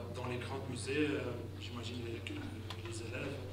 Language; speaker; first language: French; non-native, fluent; Lithuanian